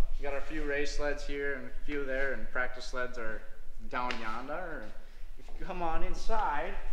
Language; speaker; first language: English; native; English